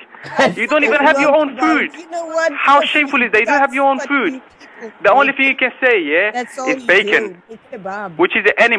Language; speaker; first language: English; non-native, local second language; Bangla